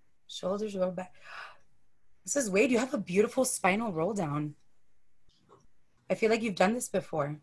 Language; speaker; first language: English; early bilingual, other home language; Spanish